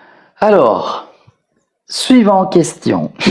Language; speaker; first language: French; non-native, fluent; Spanish